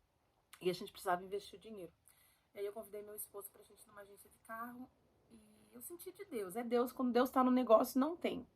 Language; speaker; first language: Portuguese; native; Portuguese